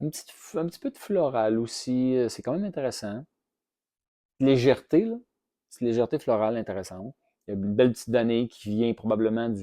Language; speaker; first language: French; native; French